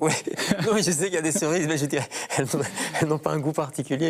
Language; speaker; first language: French; native; French